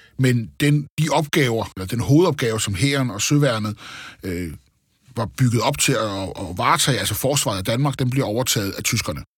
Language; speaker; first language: Danish; native; Danish